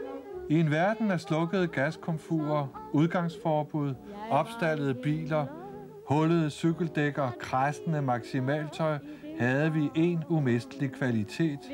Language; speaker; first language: Danish; native; Danish